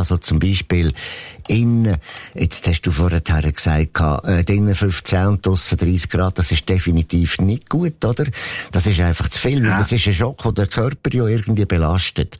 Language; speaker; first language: German; native; German